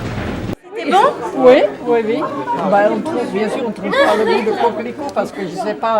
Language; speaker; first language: French; non-native, fluent; Dutch